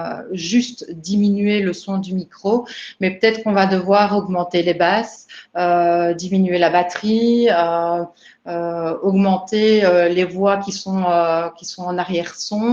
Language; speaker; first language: French; native; French